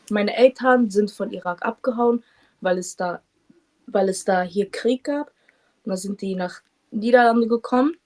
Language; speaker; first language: German; early bilingual, other home language; Kurdish